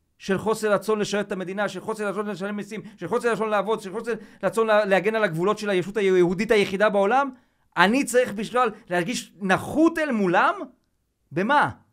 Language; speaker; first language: Hebrew; native; Hebrew